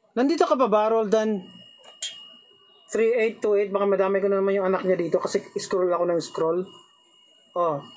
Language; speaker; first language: Filipino; native; Filipino